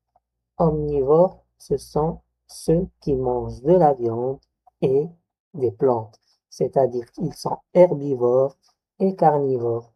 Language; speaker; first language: French; non-native, local second language; Arabic